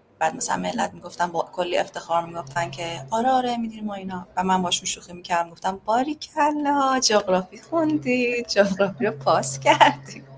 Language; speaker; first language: Persian; native; Persian